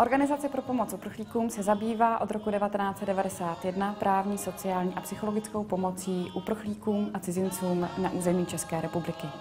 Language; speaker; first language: Czech; native; Czech